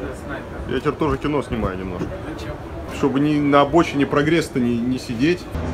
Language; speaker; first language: Russian; native; Russian